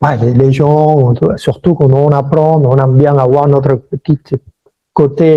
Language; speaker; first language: French; early bilingual, other home language; Spanish